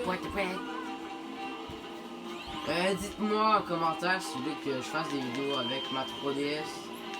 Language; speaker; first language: French; native; French